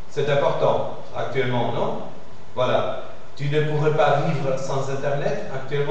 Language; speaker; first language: French; non-native, fluent; Spanish